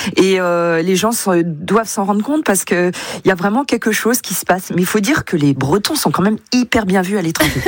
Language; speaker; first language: French; non-native, local second language; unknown